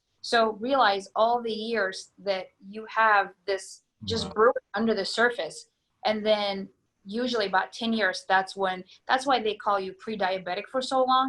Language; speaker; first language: English; non-native, fluent; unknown